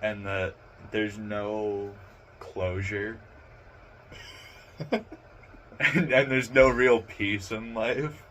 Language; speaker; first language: English; native; English